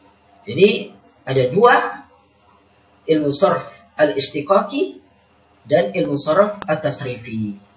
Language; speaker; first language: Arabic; non-native, fluent; Indonesian